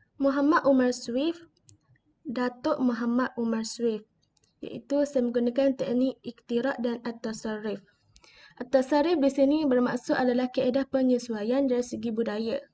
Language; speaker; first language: Malay; native; Malay